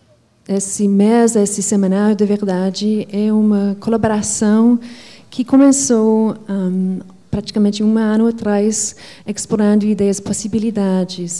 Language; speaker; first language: Portuguese; non-native, fluent; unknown